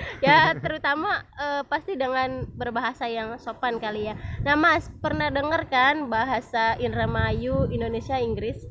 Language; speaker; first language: Indonesian; non-native, local second language; Javanese